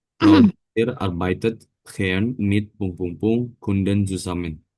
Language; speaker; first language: German; non-native, learner; Indonesian